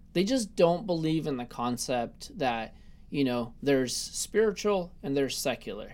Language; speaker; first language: English; early bilingual, other home language; Russian